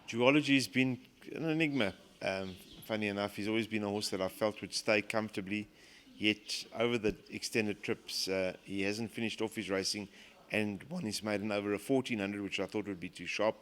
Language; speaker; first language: English; native; English